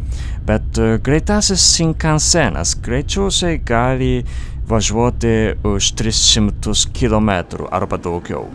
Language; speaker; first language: Lithuanian; non-native, fluent; Japanese